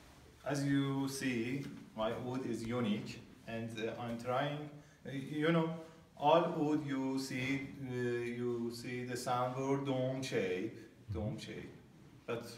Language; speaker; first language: English; non-native, learner; Persian